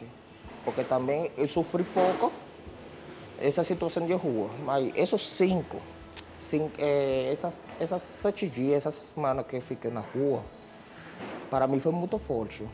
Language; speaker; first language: Portuguese; non-native, fluent; Spanish